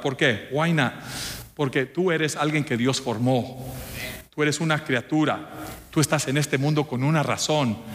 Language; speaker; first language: Spanish; early bilingual, heritage; Spanish